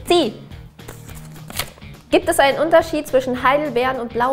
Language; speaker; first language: German; native; German